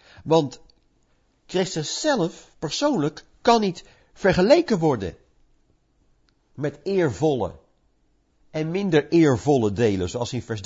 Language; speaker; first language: Dutch; native; Dutch